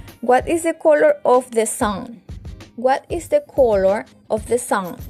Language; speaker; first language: English; non-native, fluent; Spanish